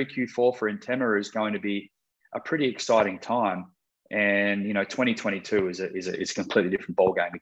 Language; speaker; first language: English; native; English